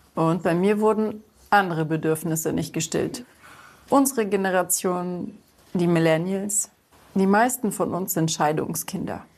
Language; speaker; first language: German; early bilingual, other home language; Greek